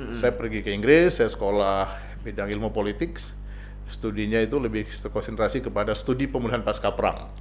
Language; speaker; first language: Indonesian; non-native, local second language; Achinese